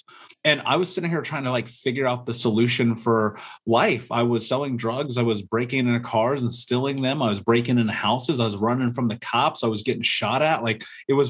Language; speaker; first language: English; native; English